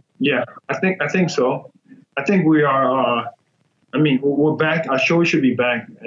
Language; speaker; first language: English; non-native, fluent; Burmese